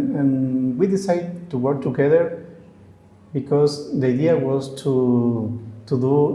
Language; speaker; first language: English; non-native, learner; Spanish